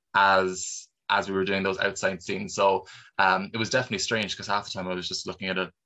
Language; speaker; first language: English; native; English